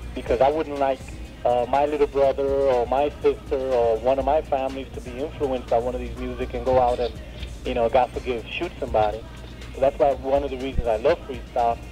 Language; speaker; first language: English; native; English